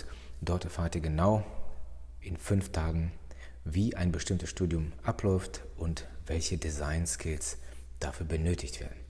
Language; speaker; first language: German; native; German